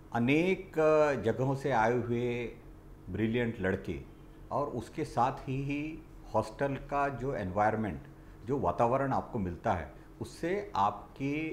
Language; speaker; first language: Hindi; non-native, local second language; Marathi